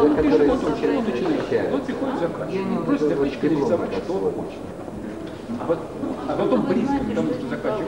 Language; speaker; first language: Russian; native; Russian